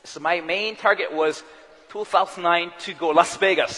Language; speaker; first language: English; non-native, learner; Korean